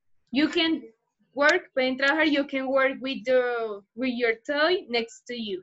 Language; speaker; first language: English; non-native, fluent; Spanish